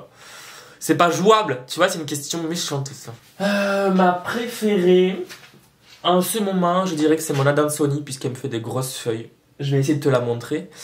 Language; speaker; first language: French; native; French